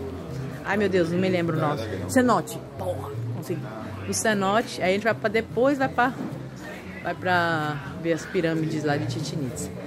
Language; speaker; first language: Portuguese; native; Portuguese